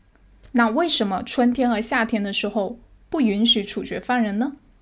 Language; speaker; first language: Chinese; native; Chinese